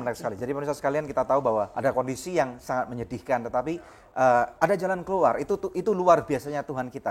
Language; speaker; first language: Indonesian; native; Indonesian